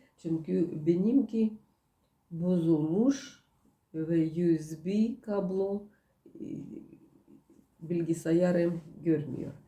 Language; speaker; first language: Turkish; non-native, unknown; Russian